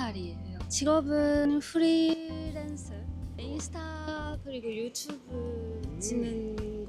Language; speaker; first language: Korean; non-native, learner; Chinese